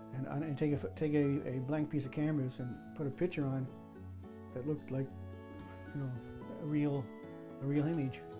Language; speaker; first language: English; native; English